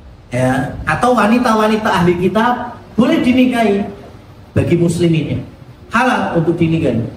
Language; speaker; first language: Indonesian; native; Indonesian